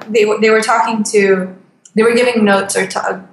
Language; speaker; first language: English; non-native, fluent; Turkish